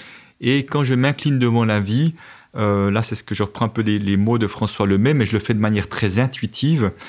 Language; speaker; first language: French; native; French